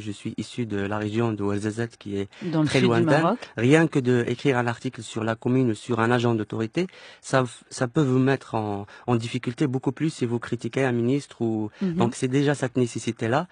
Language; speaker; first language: French; non-native, local second language; Arabic